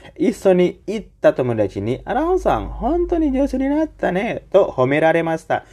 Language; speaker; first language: Japanese; non-native, learner; Indonesian